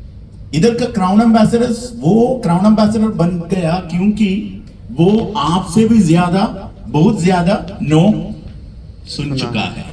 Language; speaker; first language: Hindi; non-native, learner; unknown